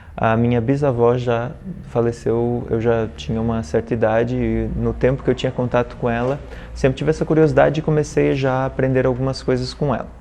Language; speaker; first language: Portuguese; native; Portuguese